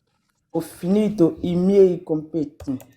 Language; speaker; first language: Italian; non-native, learner; French